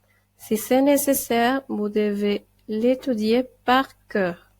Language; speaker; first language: French; non-native, fluent; Spanish